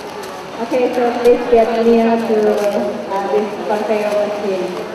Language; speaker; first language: English; non-native, local second language; Indonesian